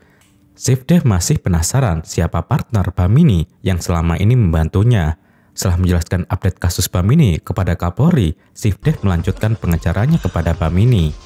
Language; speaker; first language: Indonesian; native; Indonesian